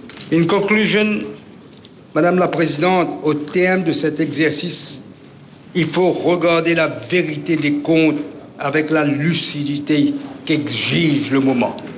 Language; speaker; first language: French; non-native, local second language; Morisyen